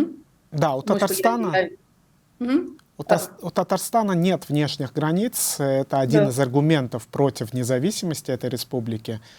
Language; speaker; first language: Russian; native; Russian